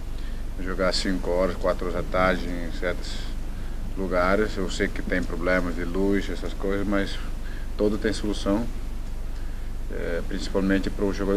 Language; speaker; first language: Portuguese; non-native, fluent; Dutch